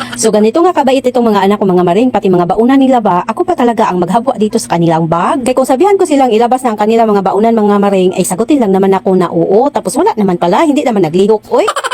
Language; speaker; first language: Filipino; non-native, local second language; Cebuano